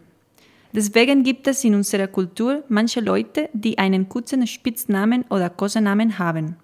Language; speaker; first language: German; non-native, fluent; Spanish